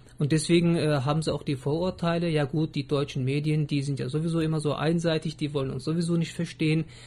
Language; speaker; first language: German; early bilingual, other home language; Turkish